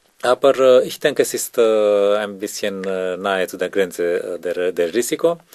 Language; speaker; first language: German; non-native, learner; Romanian